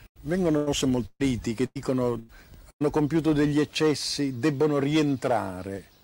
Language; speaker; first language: Italian; native; Italian